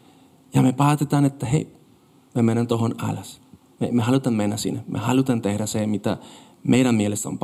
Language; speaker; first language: Finnish; non-native, fluent; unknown